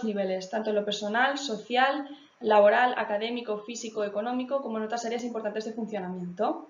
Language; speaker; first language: Spanish; native; Spanish